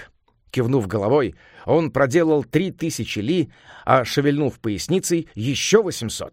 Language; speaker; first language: Russian; native; Russian